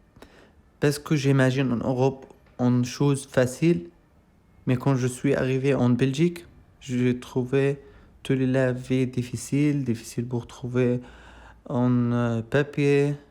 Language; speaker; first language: French; non-native, learner; Arabic